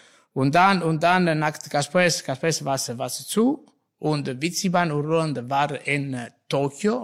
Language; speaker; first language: German; non-native, learner; Italian